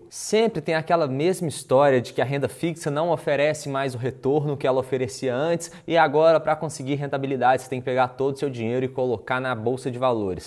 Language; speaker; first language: Portuguese; native; Portuguese